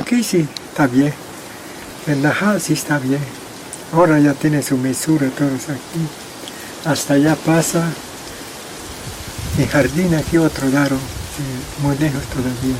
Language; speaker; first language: Spanish; non-native, local second language; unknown